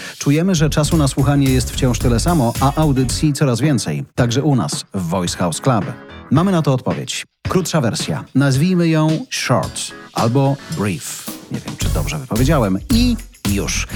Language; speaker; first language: Polish; native; Polish